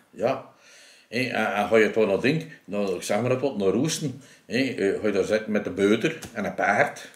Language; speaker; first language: Dutch; native; Dutch